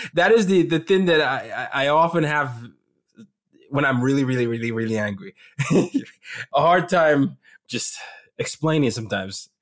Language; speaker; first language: English; non-native, local second language; Yoruba